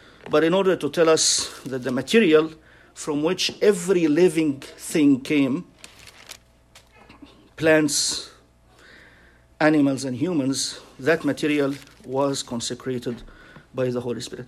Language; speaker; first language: English; non-native, fluent; Arabic